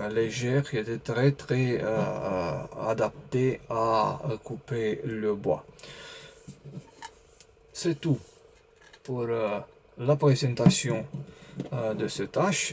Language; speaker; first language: French; non-native, learner; Romanian